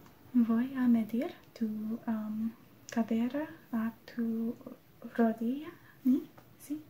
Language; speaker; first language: Spanish; non-native, learner; English